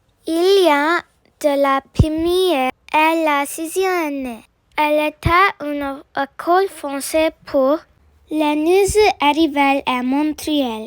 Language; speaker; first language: French; non-native, learner; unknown